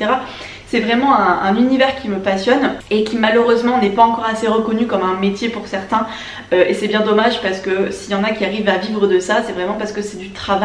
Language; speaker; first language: French; native; French